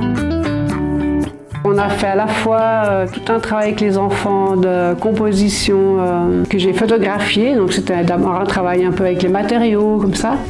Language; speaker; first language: French; native; French